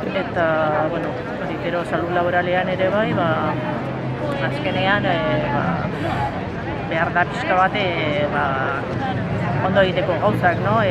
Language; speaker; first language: Basque; non-native, local second language; Spanish